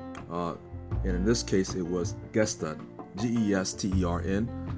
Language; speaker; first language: English; native; English